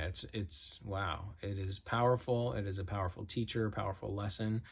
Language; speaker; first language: English; native; English